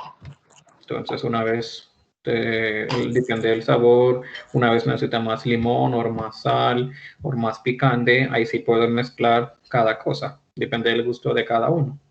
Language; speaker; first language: Spanish; non-native, fluent; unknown